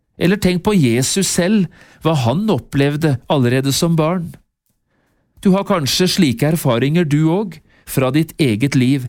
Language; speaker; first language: Norwegian; native; Norwegian